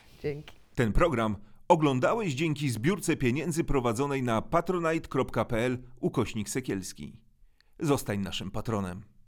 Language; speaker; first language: Polish; native; Polish